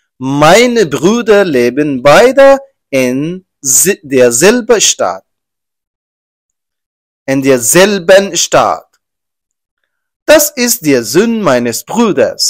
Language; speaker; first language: German; non-native, learner; Persian